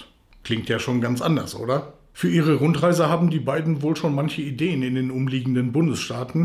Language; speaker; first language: German; native; German